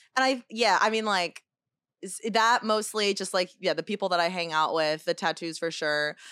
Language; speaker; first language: English; early bilingual, other home language; Chinese